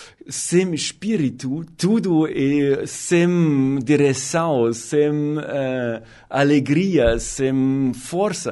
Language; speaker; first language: Portuguese; non-native, learner; German